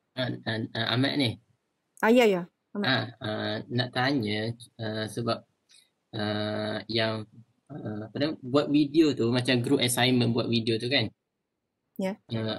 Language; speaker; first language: Malay; native; Malay